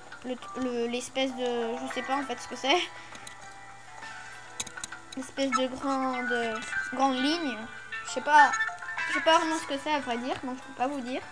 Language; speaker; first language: French; native; French